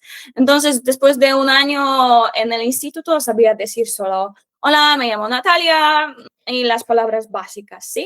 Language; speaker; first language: Spanish; non-native, fluent; Polish